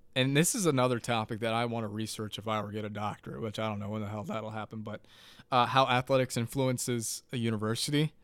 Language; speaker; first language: English; native; English